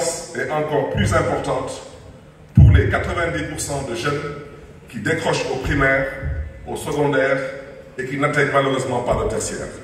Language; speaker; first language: French; non-native, local second language; Wolof